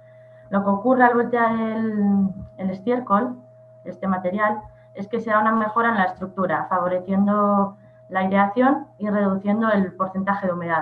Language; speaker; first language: Spanish; native; Spanish